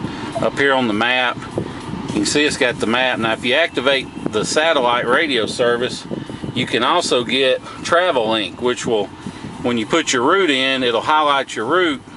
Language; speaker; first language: English; native; English